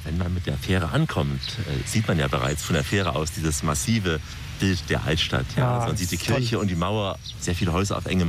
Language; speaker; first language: German; native; German